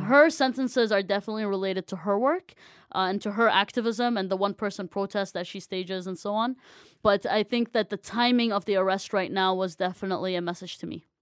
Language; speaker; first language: English; non-native, fluent; Arabic